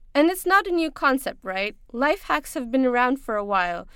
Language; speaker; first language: English; non-native, local second language; Urdu